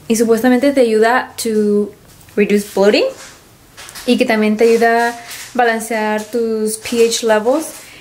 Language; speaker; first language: Spanish; early bilingual, heritage; Spanish